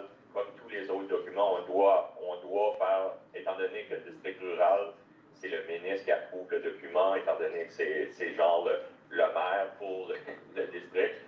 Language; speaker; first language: French; native; French